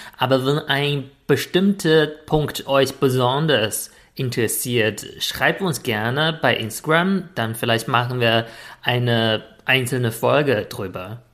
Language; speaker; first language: German; non-native, fluent; Chinese